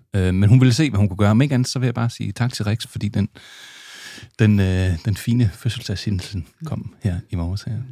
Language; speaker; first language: Danish; native; Danish